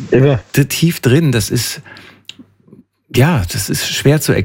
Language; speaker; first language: German; native; German